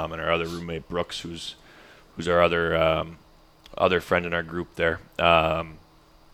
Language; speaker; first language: English; native; English